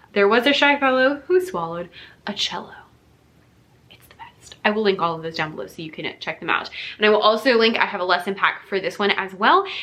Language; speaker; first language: English; native; English